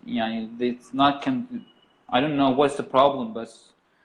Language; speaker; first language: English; non-native, learner; Kurdish